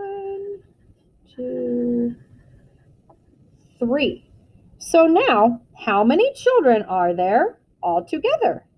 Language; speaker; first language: English; native; English